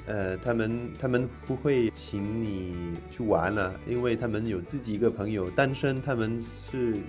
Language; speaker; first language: Chinese; non-native, fluent; French